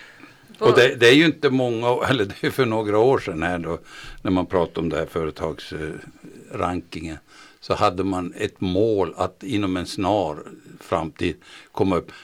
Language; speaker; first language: Swedish; native; Swedish